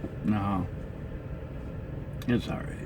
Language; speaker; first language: English; native; English